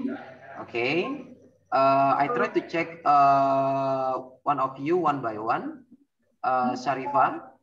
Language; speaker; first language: English; non-native, learner; Indonesian